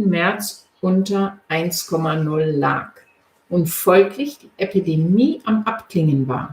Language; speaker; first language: German; native; German